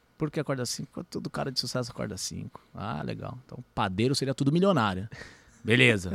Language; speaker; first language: Portuguese; early bilingual, other home language; Spanish